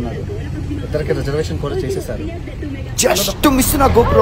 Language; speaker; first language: Spanish; non-native, learner; Telugu